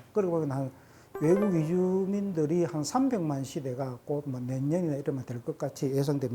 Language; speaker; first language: Korean; native; Korean